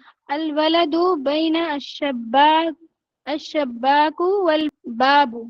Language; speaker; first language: Arabic; non-native, learner; Urdu